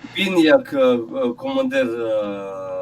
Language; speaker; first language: Ukrainian; non-native, local second language; Russian